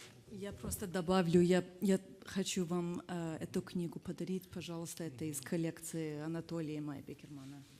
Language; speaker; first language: Russian; non-native, fluent; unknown